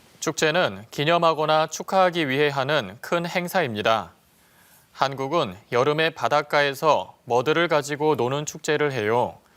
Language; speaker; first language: Korean; native; Korean